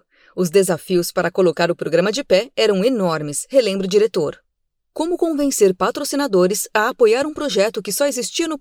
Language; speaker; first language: Portuguese; native; Portuguese